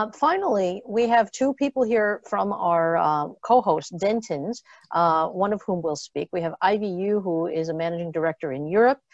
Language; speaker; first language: English; native; English